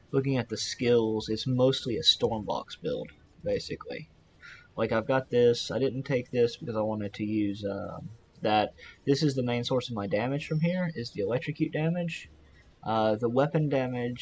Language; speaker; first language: English; native; English